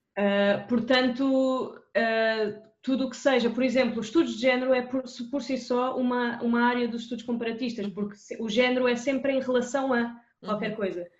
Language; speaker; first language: Portuguese; early bilingual, other home language; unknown